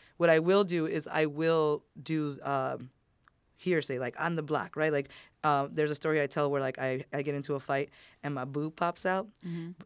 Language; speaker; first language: English; native; English